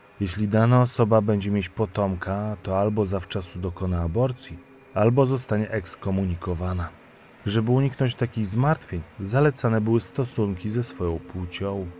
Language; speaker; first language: Polish; native; Polish